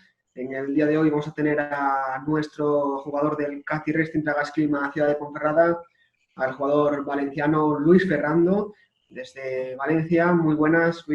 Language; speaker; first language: Spanish; native; Spanish